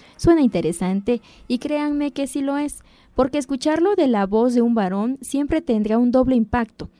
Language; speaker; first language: Spanish; non-native, local second language; Zapotec